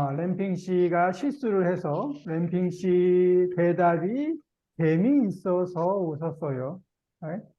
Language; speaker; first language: Korean; native; Korean